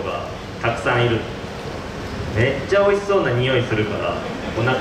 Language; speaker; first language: Japanese; native; Japanese